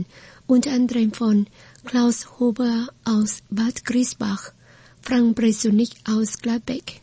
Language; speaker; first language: German; non-native, fluent; Vietnamese